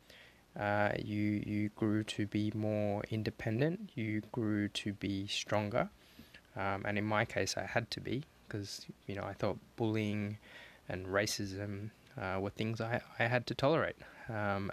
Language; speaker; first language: English; native; English